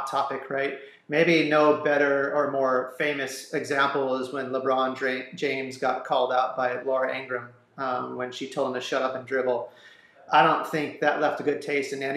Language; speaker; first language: English; native; English